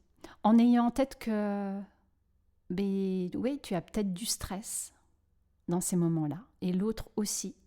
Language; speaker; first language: French; native; French